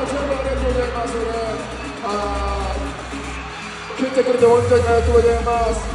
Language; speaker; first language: Japanese; non-native, learner; Korean